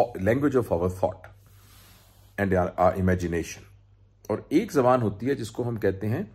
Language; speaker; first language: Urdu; non-native, local second language; Punjabi